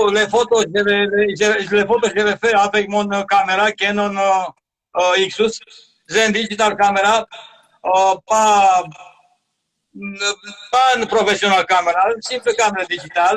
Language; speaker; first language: French; non-native, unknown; Romanian